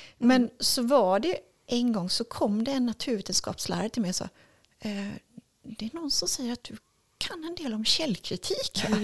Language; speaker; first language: Swedish; native; Swedish